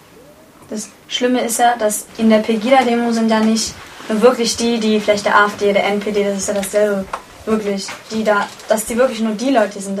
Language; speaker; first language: German; early bilingual, other home language; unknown